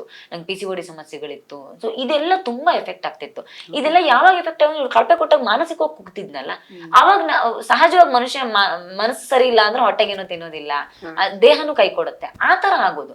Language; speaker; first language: Kannada; native; Kannada